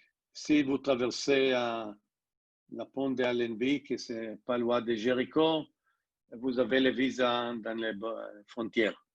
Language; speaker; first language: French; non-native, learner; Hebrew